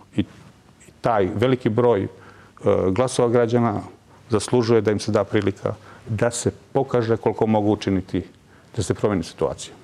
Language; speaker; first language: Serbian; non-native, local second language; Albanian